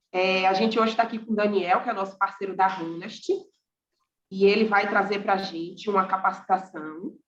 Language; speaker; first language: Portuguese; native; Portuguese